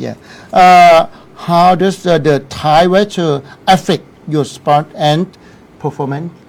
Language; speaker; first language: English; non-native, learner; Thai